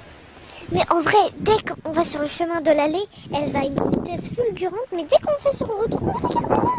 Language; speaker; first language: French; native; French